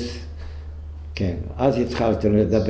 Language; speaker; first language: Hebrew; non-native, fluent; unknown